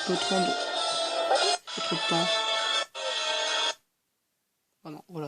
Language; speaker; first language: French; native; French